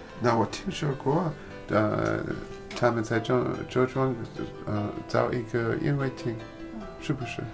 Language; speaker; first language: Chinese; non-native, learner; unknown